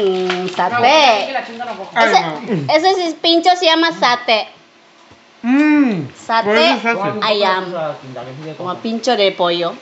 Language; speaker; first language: Spanish; non-native, learner; Indonesian